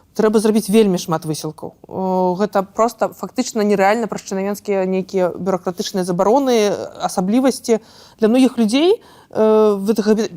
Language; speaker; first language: Belarusian; non-native, local second language; Russian